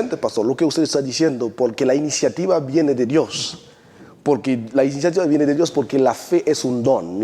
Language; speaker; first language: Spanish; non-native, fluent; Haitian Creole